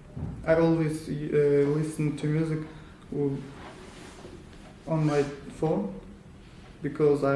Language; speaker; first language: English; non-native, learner; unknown